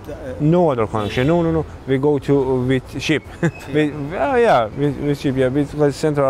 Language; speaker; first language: English; non-native, learner; Persian